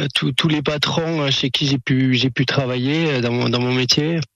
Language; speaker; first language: French; native; French